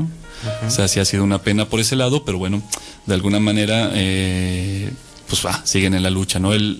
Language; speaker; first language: Spanish; native; Spanish